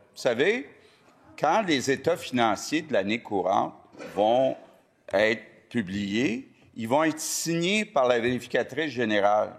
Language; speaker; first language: French; native; French